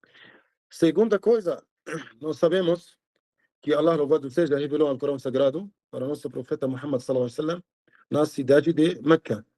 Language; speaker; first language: Portuguese; non-native, fluent; Arabic